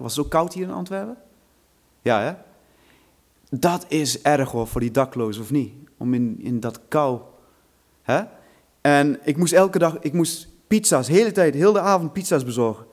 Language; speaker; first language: Dutch; non-native, fluent; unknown